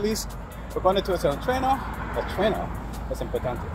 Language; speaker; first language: Spanish; non-native, learner; English